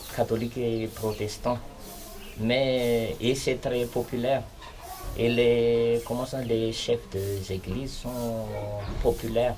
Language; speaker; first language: French; non-native, local second language; Malagasy